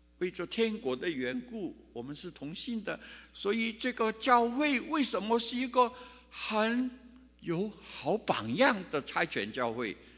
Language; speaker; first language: Chinese; non-native, local second language; Cantonese